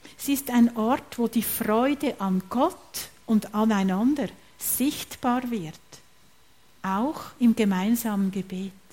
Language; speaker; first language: German; native; German